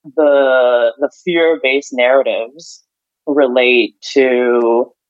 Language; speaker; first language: English; early bilingual, other home language; Ukrainian